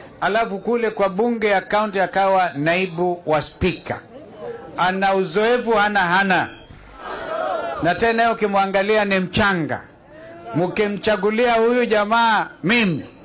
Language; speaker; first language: Swahili; non-native, local second language; Kamba